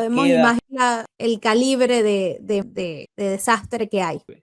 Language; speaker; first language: Spanish; native; Spanish